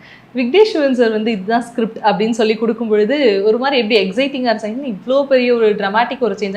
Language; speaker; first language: Tamil; native; Tamil